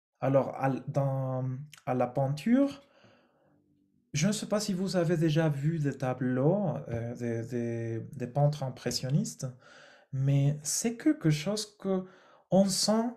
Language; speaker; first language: French; non-native, fluent; Spanish